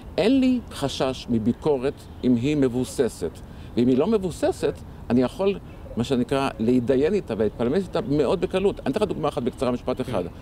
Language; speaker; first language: Hebrew; early bilingual, other home language; Arabic